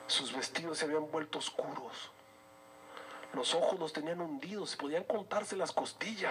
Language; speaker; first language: Spanish; native; Spanish